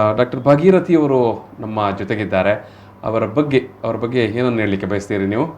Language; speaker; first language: Kannada; native; Kannada